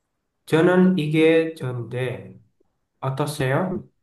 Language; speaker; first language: Korean; non-native, learner; Indonesian